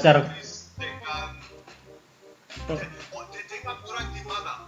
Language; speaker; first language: Indonesian; non-native, learner; English